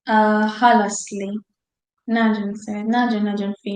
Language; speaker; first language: Hungarian; non-native, learner; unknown